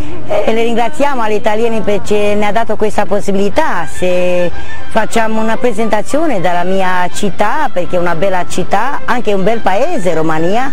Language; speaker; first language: Italian; non-native, learner; Romanian